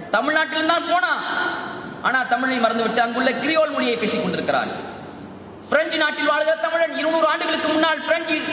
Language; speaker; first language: Tamil; early bilingual, heritage; Tamil